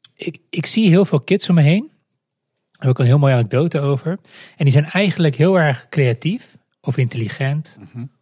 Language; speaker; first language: Dutch; non-native, fluent; Romanian